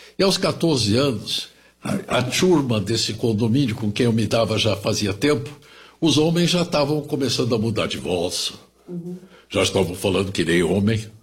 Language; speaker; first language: Portuguese; early bilingual, other home language; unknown